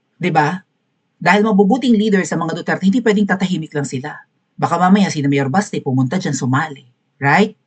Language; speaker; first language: Filipino; native; Filipino